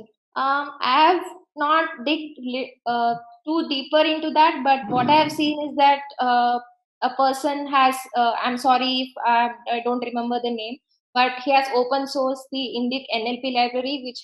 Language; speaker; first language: English; non-native, local second language; Tamil